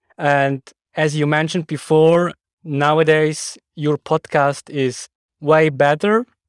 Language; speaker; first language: English; non-native, fluent; Swiss German